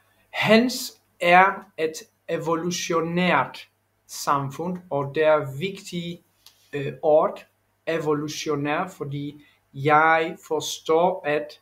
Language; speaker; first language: Danish; non-native, learner; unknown